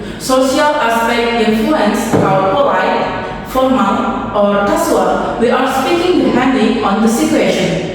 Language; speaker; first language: English; non-native, learner; Indonesian